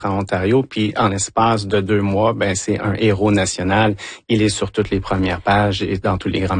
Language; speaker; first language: French; native; French